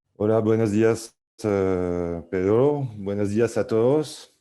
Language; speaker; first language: Spanish; non-native, fluent; French